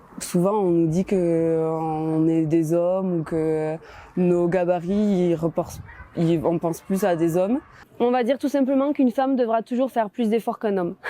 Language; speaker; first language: French; native; French